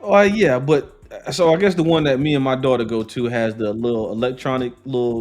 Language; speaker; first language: English; native; English